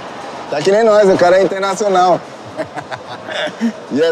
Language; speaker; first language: Portuguese; native; Portuguese